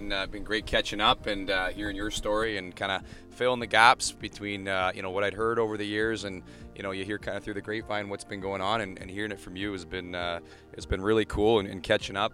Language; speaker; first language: English; native; English